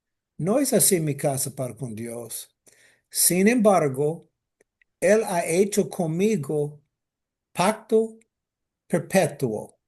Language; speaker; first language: Spanish; non-native, fluent; English